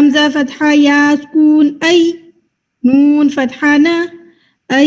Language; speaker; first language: Arabic; non-native, learner; Urdu